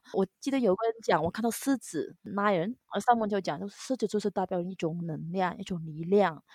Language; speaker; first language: Chinese; non-native, local second language; Cantonese